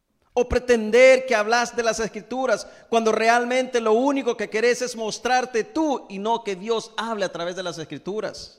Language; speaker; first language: Spanish; native; Spanish